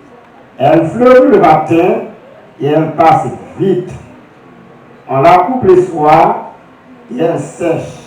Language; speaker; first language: French; non-native, local second language; Haitian Creole